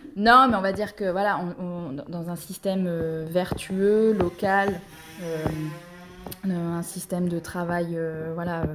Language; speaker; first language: French; native; French